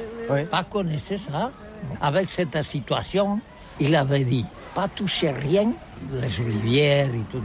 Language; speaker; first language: French; non-native, learner; Catalan